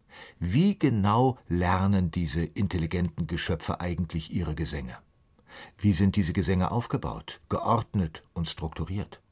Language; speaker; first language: German; native; German